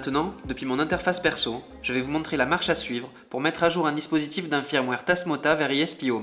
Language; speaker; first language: French; native; French